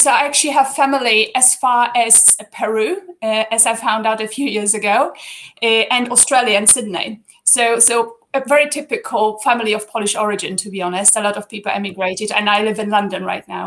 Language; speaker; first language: English; non-native, fluent; Polish